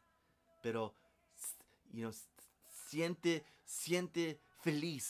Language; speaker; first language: Spanish; non-native, learner; English